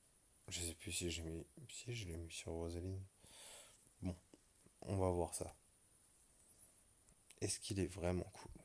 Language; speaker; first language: French; native; French